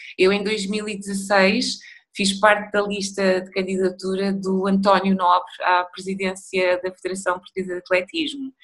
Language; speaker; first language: Portuguese; early bilingual, other home language; Upper Guinea Crioulo